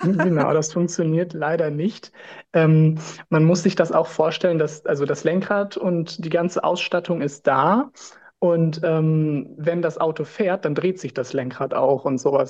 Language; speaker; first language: German; native; German